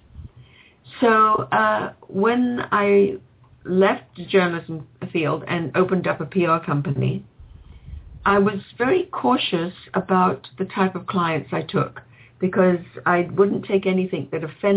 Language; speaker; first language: English; native; English